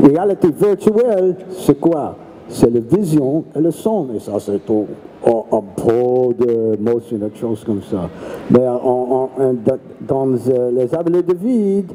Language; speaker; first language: French; non-native, learner; English